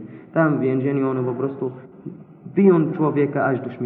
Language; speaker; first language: Polish; non-native, learner; Arabic